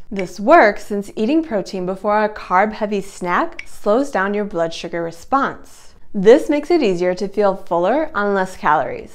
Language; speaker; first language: English; native; English